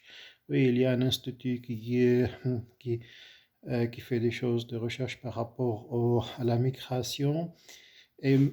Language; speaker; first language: French; non-native, fluent; Arabic